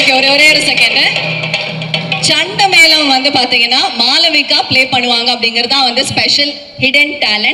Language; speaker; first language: Tamil; native; Tamil